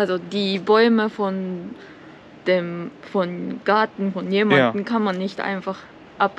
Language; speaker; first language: German; non-native, fluent; Japanese